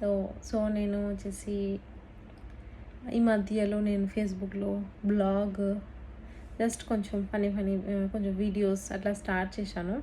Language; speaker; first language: Telugu; non-native, fluent; Bangla